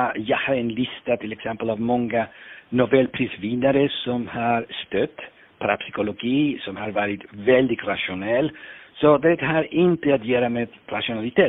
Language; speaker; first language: Swedish; non-native, fluent; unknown